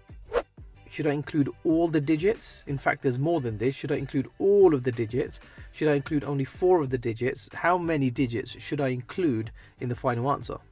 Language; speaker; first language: English; native; English